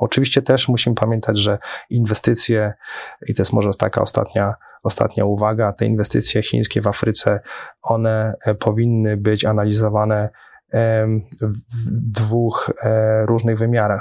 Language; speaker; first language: Polish; native; Polish